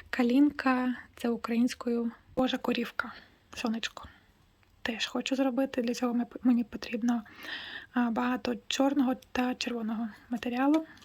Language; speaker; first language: Ukrainian; non-native, local second language; Russian